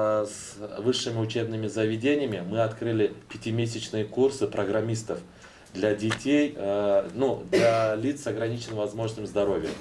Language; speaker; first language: Russian; non-native, local second language; Kyrgyz